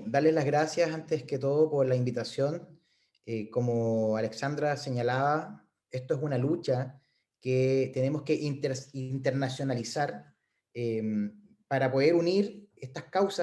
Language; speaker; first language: Spanish; native; Spanish